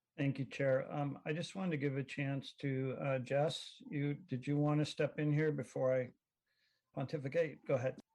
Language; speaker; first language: English; native; English